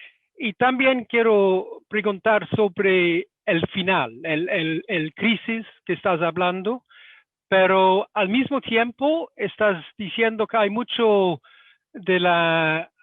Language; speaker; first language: Spanish; non-native, fluent; English